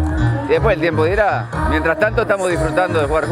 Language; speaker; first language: Spanish; native; Spanish